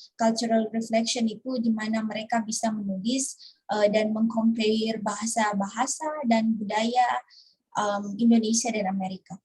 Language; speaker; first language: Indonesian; native; Indonesian